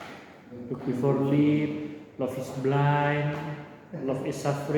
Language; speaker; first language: English; non-native, local second language; Indonesian